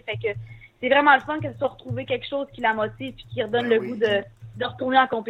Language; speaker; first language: French; native; French